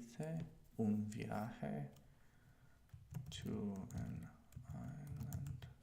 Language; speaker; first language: Spanish; non-native, learner; English